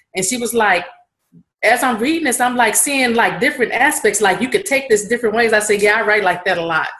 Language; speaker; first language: English; native; English